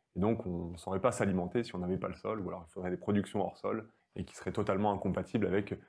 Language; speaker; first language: French; native; French